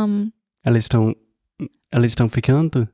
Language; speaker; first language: Portuguese; non-native, fluent; English